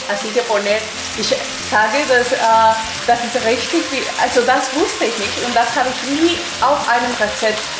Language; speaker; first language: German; non-native, learner; Spanish